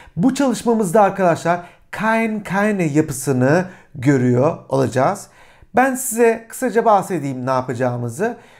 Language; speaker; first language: Turkish; native; Turkish